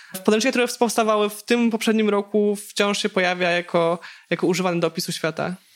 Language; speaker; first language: Polish; native; Polish